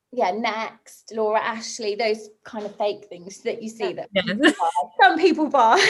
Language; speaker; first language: English; native; English